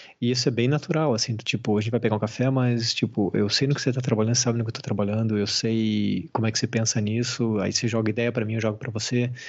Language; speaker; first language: Portuguese; native; Portuguese